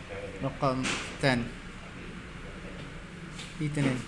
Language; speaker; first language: Arabic; non-native, fluent; Malay